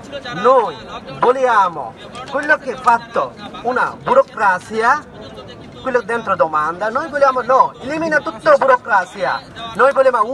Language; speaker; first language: Italian; non-native, learner; Bangla